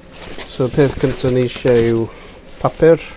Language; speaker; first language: Welsh; non-native, local second language; English